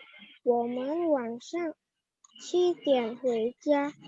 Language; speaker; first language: Chinese; non-native, learner; Indonesian